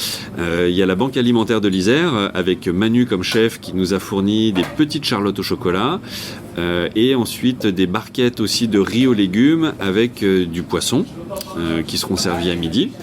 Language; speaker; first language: French; native; French